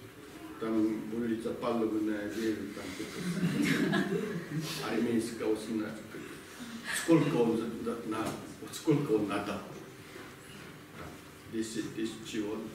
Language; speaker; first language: Russian; non-native, learner; Korean